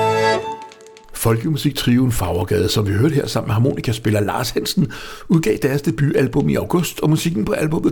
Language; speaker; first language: Danish; native; Danish